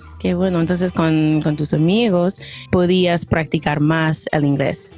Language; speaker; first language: Spanish; non-native, fluent; English